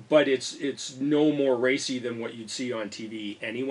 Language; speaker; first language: English; native; English